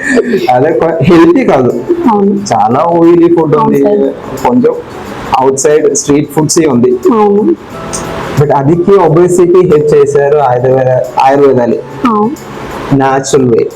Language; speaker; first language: Telugu; non-native, learner; Malayalam